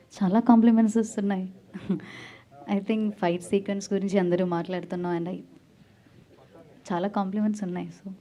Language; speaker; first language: Telugu; non-native, learner; Malayalam